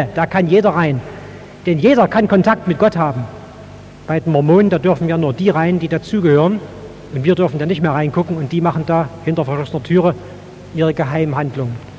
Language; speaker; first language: German; native; German